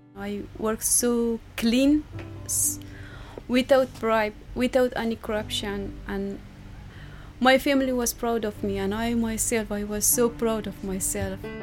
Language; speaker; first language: English; non-native, fluent; Persian